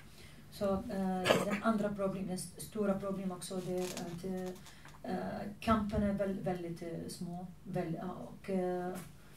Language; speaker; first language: Swedish; non-native, fluent; Arabic